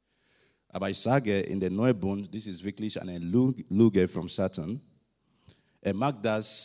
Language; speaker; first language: German; non-native, learner; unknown